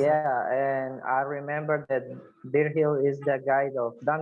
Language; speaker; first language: English; non-native, fluent; Spanish